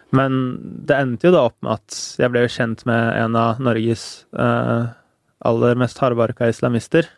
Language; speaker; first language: Norwegian; native; Norwegian